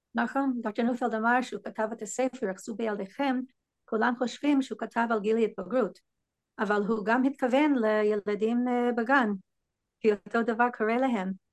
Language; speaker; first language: Hebrew; non-native, fluent; English